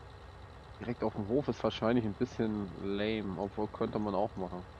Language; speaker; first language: German; native; German